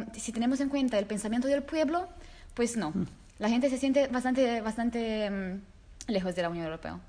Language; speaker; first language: Spanish; non-native, fluent; Romanian